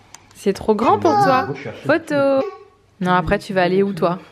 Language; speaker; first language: French; native; French